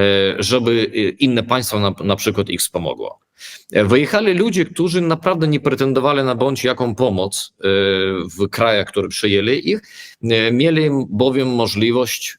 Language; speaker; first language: Polish; early bilingual, heritage; Polish